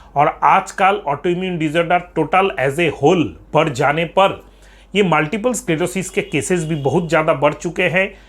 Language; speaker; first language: Hindi; non-native, local second language; Bangla